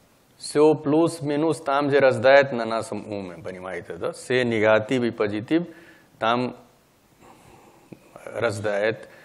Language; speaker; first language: Russian; non-native, learner; Hindi